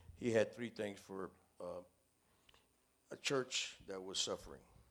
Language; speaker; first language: English; native; English